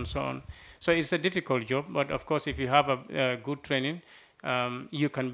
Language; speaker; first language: English; non-native, local second language; Mandingo